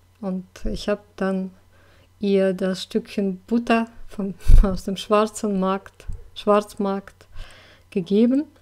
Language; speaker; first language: German; non-native, fluent; Russian